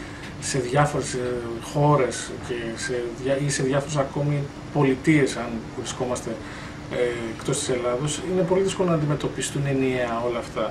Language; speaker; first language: Greek; native; Greek